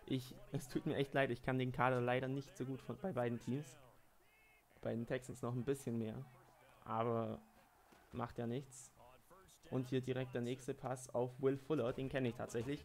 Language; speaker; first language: German; native; German